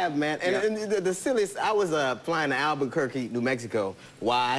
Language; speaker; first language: English; native; English